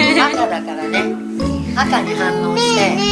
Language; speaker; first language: Japanese; native; Japanese